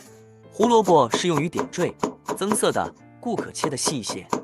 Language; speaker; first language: Chinese; native; Chinese